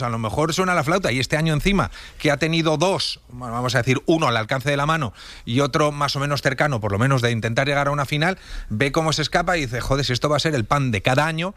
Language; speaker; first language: Spanish; native; Spanish